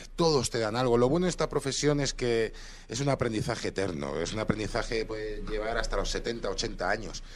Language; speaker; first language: Spanish; native; Spanish